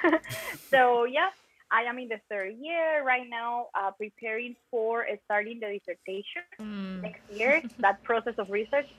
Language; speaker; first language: English; non-native, fluent; Spanish